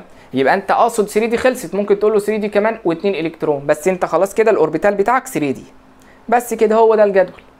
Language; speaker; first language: Arabic; native; Arabic